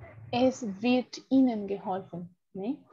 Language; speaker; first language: German; non-native, fluent; Spanish